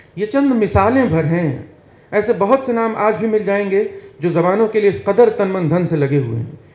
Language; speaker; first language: Hindi; native; Hindi